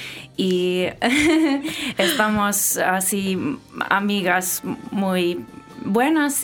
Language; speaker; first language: Spanish; non-native, learner; Finnish